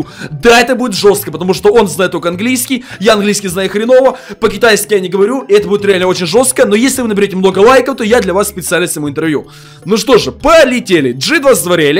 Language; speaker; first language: Russian; native; Russian